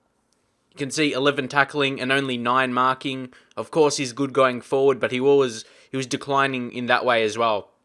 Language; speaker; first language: English; native; English